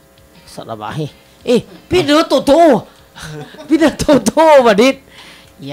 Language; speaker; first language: Filipino; non-native, learner; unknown